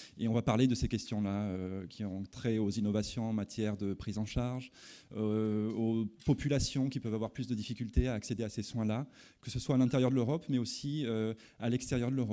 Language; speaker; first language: French; native; French